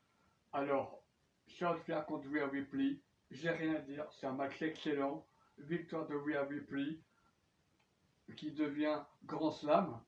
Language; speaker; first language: French; native; French